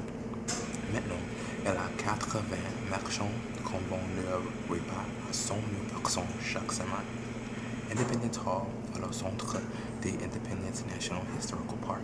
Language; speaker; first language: French; non-native, learner; English